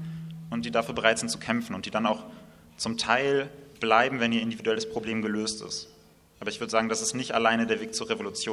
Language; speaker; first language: German; native; German